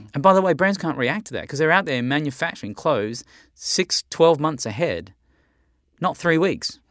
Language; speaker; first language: English; native; English